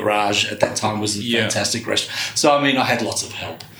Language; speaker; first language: English; native; English